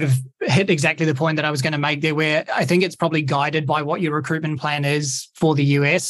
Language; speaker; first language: English; native; English